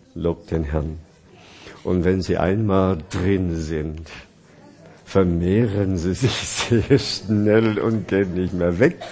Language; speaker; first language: German; non-native, fluent; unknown